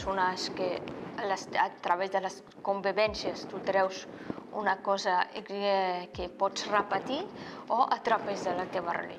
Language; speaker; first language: Catalan; non-native, fluent; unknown